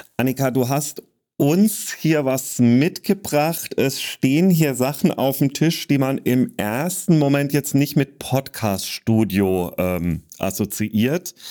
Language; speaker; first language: German; native; German